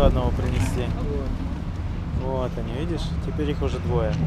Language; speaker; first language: Russian; native; Russian